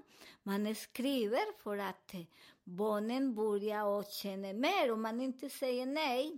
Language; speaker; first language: Swedish; non-native, learner; Spanish